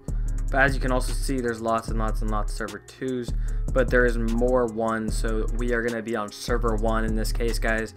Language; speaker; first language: English; native; English